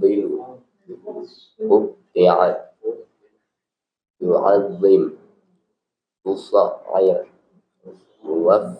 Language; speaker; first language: Arabic; non-native, learner; Indonesian